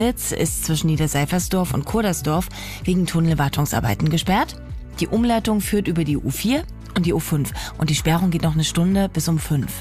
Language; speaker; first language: German; native; German